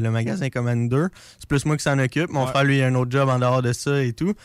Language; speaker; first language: French; native; French